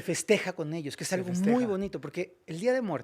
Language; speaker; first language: Spanish; native; Spanish